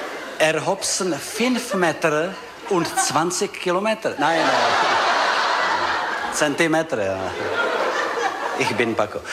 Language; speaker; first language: German; non-native, learner; Czech